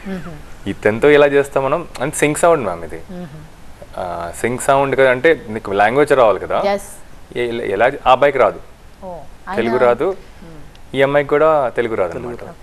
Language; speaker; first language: Telugu; native; Telugu